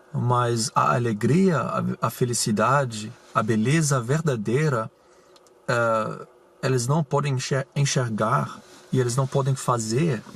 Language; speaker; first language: Portuguese; non-native, fluent; German